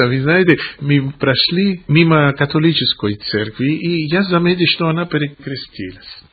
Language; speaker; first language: Russian; non-native, fluent; Greek